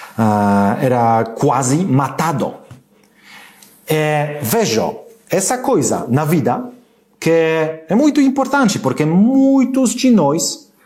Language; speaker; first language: Portuguese; non-native, learner; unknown